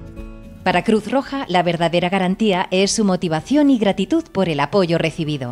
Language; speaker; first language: Spanish; native; Spanish